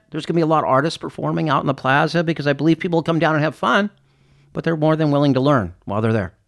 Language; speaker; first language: English; native; English